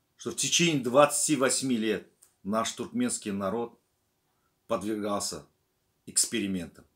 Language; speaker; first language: Russian; non-native, local second language; Turkmen